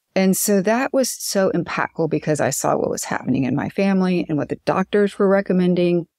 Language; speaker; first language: English; native; English